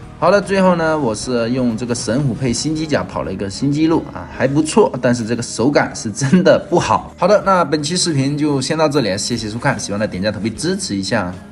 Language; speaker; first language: Chinese; native; Chinese